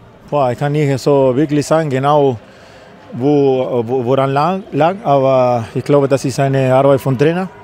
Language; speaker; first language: German; non-native, learner; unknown